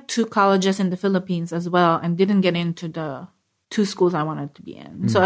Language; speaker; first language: English; non-native, local second language; Filipino